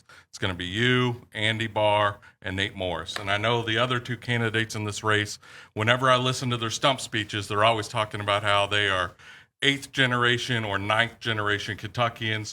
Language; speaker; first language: English; native; English